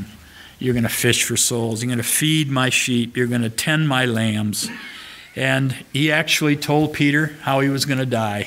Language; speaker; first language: English; native; English